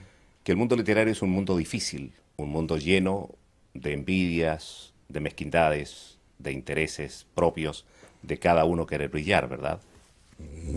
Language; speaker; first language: Spanish; native; Spanish